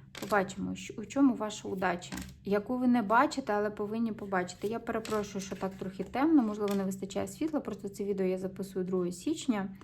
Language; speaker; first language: Ukrainian; non-native, local second language; Russian